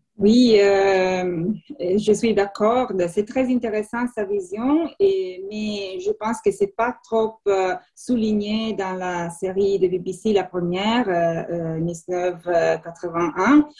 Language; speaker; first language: French; non-native, learner; Italian